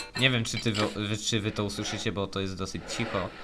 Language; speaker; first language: Polish; native; Polish